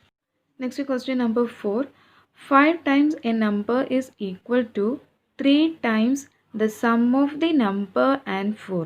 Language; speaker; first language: English; non-native, local second language; Malayalam